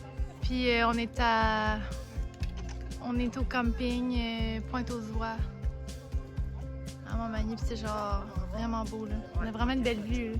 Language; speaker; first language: French; native; French